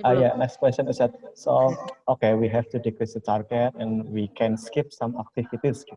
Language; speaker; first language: English; non-native, fluent; Indonesian